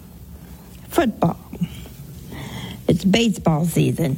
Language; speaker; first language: English; native; English